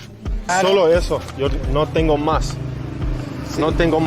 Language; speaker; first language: Spanish; non-native, learner; English